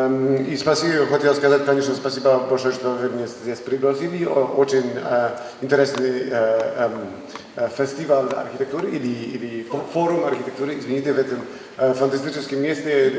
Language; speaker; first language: Russian; non-native, learner; Polish